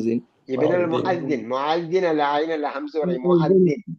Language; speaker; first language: Arabic; non-native, fluent; Malayalam